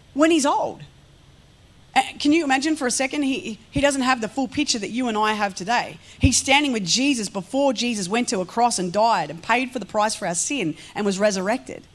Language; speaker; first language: English; native; English